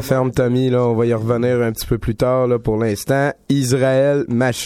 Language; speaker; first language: French; native; French